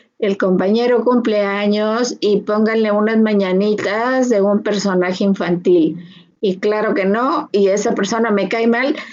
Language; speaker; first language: Spanish; native; Spanish